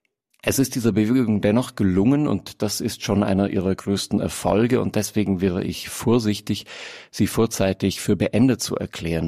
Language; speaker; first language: German; native; German